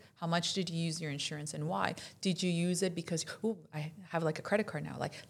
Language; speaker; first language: English; non-native, fluent; Spanish